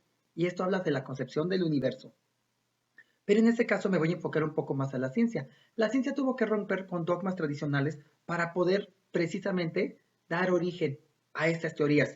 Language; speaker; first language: Spanish; native; Spanish